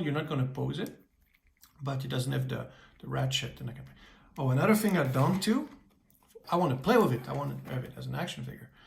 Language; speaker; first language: English; native; English